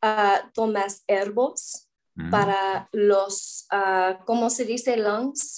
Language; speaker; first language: Spanish; non-native, learner; English